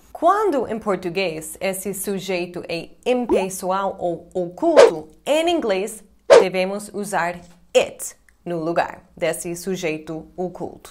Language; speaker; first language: Portuguese; non-native, fluent; English